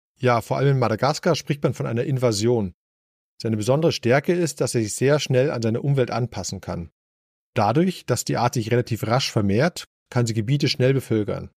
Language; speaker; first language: German; native; German